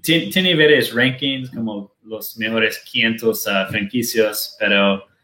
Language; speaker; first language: Spanish; non-native, learner; Portuguese